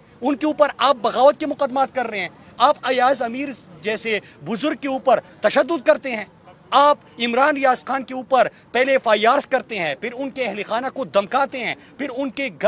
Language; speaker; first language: Urdu; native; Urdu